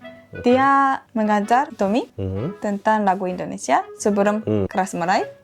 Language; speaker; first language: Indonesian; non-native, fluent; Japanese